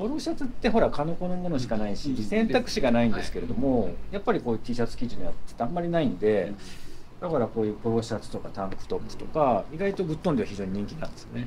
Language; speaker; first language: Japanese; native; Japanese